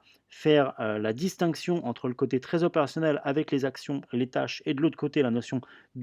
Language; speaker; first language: French; native; French